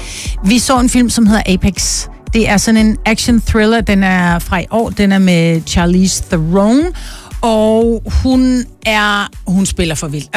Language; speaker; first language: Danish; native; Danish